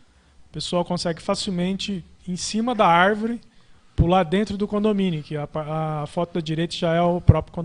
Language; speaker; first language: Portuguese; native; Portuguese